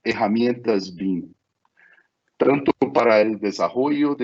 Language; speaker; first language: Spanish; non-native, fluent; Portuguese